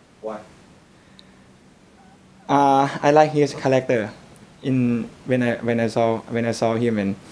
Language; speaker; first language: English; non-native, learner; Thai